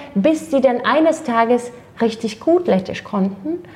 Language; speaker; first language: German; non-native, fluent; Latvian